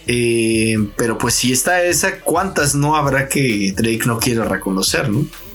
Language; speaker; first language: Spanish; native; Spanish